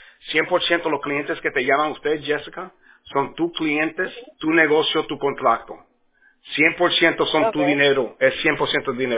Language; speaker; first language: Spanish; early bilingual, heritage; Spanish